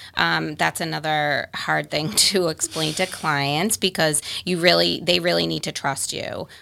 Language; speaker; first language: English; native; English